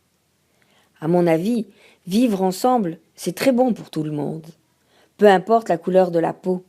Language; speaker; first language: French; non-native, learner; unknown